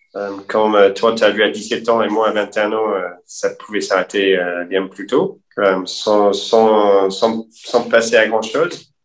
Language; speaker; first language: French; non-native, fluent; English